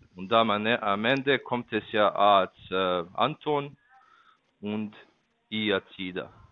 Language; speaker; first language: German; non-native, learner; Slovak